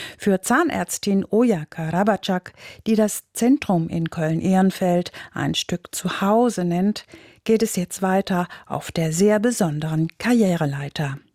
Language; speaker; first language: German; native; German